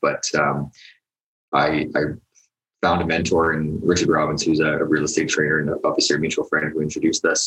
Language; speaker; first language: English; native; English